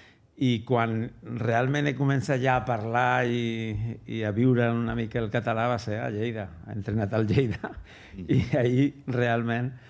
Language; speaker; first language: Catalan; non-native, local second language; Spanish